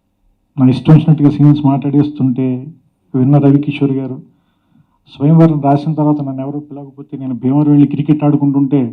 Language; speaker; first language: Telugu; native; Telugu